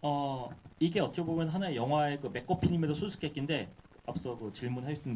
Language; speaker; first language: Korean; native; Korean